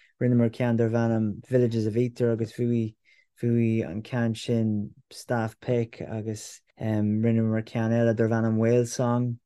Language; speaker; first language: Irish; non-native, local second language; English